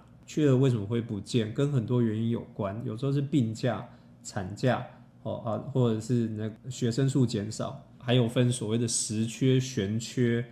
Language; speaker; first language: Chinese; native; Chinese